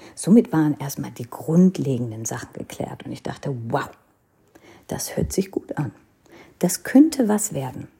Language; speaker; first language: German; non-native, fluent; Hindi